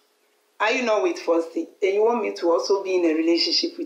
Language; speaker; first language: English; non-native, local second language; Akan